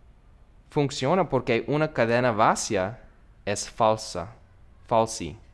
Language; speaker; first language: Spanish; non-native, learner; English